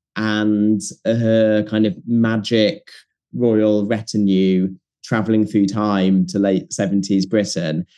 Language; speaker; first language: English; native; English